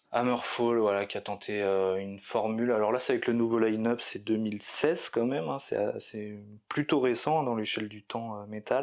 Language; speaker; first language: French; native; French